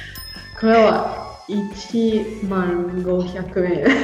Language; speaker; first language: Japanese; non-native, learner; French